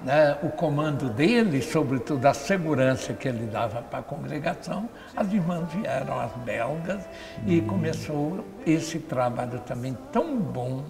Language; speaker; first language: Portuguese; native; Portuguese